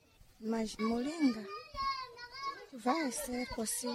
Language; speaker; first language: Portuguese; non-native, local second language; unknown